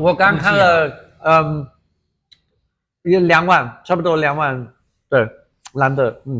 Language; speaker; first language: Chinese; non-native, fluent; English